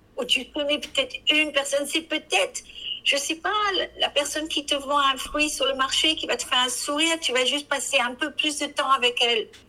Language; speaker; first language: French; non-native, fluent; English